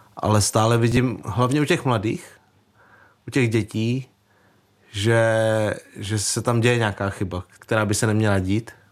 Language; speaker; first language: Czech; early bilingual, other home language; Vietnamese